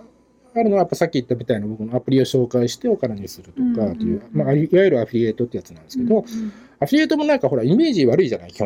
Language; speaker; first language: Japanese; native; Japanese